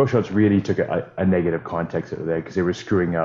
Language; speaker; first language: English; native; English